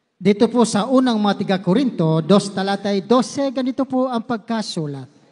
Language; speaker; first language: Filipino; native; Filipino